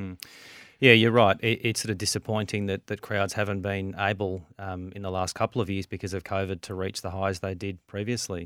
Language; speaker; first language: English; native; English